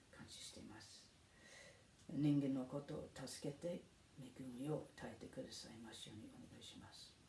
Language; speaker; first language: Japanese; non-native, learner; English